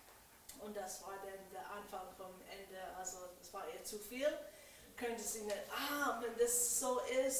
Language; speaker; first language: German; non-native, fluent; English